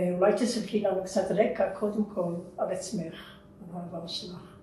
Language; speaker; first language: Hebrew; native; Hebrew